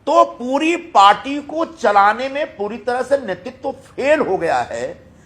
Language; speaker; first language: Hindi; non-native, local second language; Marathi